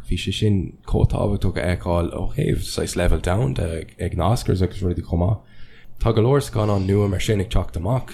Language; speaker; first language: Irish; non-native, local second language; English